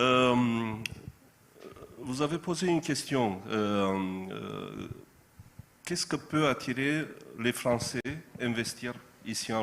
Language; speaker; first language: French; non-native, fluent; Romanian